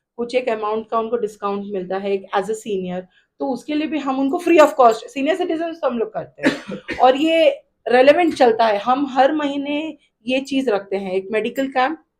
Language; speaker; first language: Hindi; non-native, local second language; Gujarati